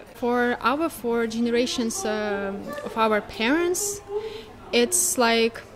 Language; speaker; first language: English; non-native, fluent; Ukrainian